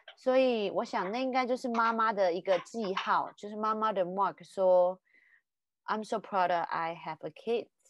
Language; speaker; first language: Chinese; native; Chinese